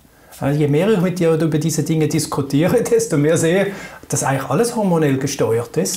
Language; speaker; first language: German; native; German